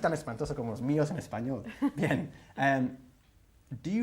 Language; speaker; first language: Spanish; non-native, fluent; English